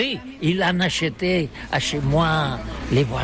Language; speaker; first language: French; non-native, learner; Catalan